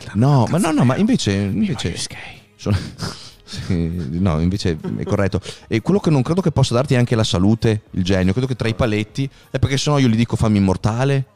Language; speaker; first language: Italian; native; Italian